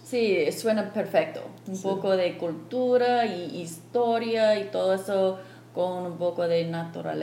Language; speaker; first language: Spanish; non-native, fluent; English